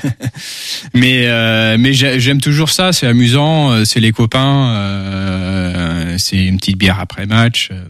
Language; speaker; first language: French; early bilingual, heritage; Dutch